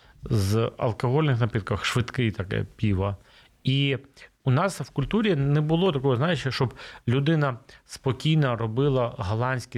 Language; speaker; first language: Ukrainian; non-native, local second language; Russian